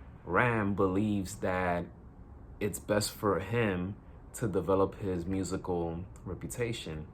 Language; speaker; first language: English; native; English